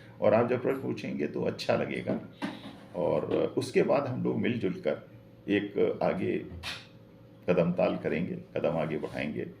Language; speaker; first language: Hindi; native; Hindi